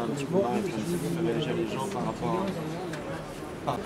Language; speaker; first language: French; native; French